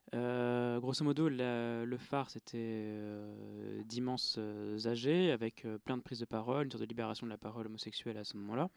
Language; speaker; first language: French; native; French